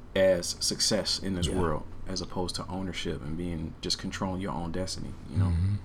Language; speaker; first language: English; native; English